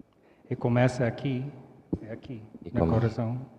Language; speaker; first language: Portuguese; non-native, learner; English